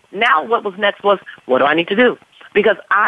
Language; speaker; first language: English; native; English